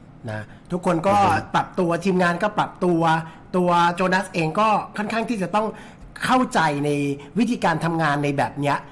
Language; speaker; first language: Thai; native; Thai